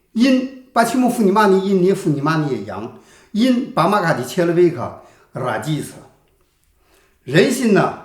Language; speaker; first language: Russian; non-native, learner; Chinese